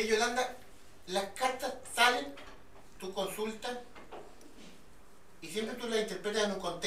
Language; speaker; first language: Spanish; native; Spanish